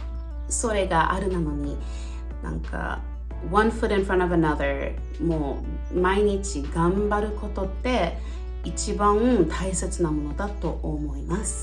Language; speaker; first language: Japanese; non-native, learner; English